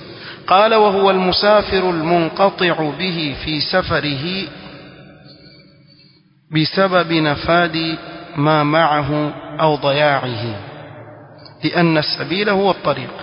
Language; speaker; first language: Arabic; non-native, fluent; Swahili